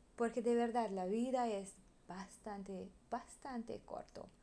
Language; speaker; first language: Spanish; non-native, learner; Hungarian